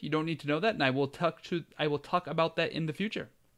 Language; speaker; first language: English; native; English